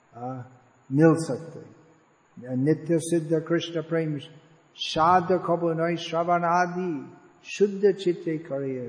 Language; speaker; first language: Hindi; non-native, fluent; English